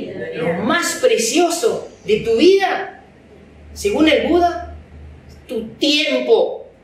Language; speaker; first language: Spanish; non-native, fluent; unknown